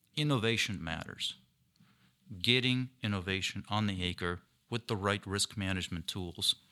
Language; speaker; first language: English; non-native, fluent; Ukrainian